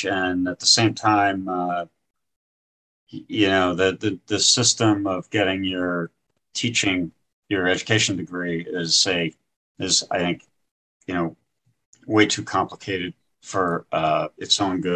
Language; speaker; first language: English; native; English